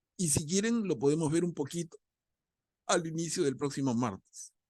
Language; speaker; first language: Spanish; native; Spanish